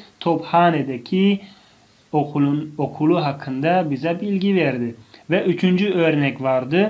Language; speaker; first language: Turkish; non-native, fluent; Tajik